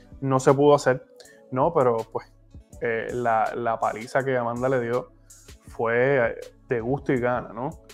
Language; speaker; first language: Spanish; native; Spanish